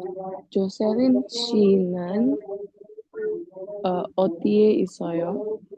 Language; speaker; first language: Korean; non-native, learner; Indonesian